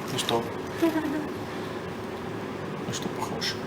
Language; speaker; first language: Russian; non-native, learner; Arabic